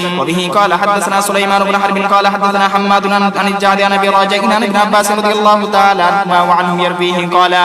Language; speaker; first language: Arabic; non-native, fluent; Bangla